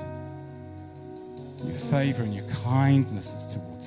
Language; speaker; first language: English; native; English